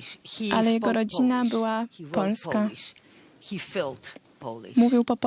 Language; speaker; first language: Polish; early bilingual, heritage; Polish